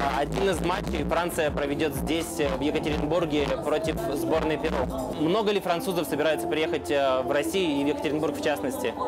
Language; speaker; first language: Russian; native; Russian